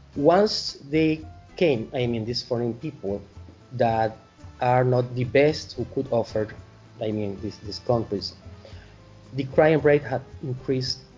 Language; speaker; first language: English; non-native, fluent; Spanish